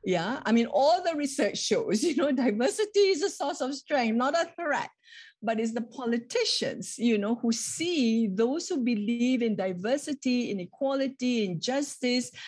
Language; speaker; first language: English; non-native, local second language; Malay